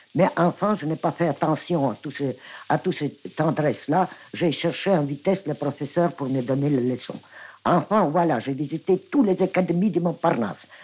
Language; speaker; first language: French; non-native, fluent; Russian